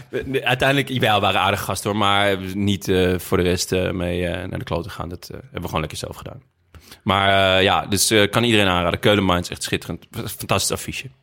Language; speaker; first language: Dutch; native; Dutch